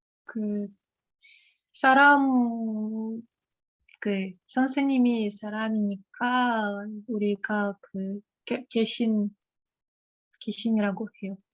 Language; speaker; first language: Korean; non-native, learner; Russian